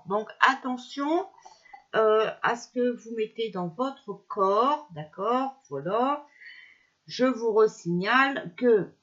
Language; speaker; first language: French; native; French